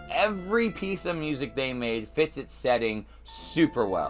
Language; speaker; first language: English; native; English